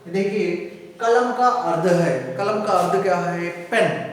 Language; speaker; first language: Hindi; non-native, local second language; Telugu